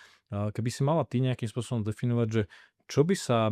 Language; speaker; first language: Slovak; native; Slovak